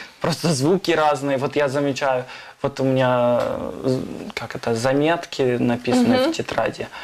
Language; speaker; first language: Russian; non-native, fluent; English